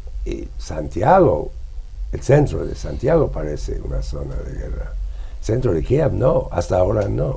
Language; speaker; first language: Spanish; non-native, fluent; English